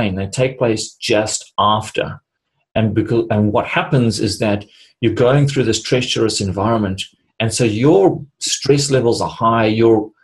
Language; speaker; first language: English; native; English